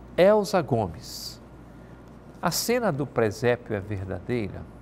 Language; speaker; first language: Portuguese; native; Portuguese